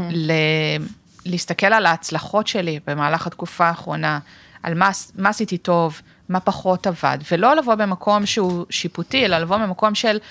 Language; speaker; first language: Hebrew; native; Hebrew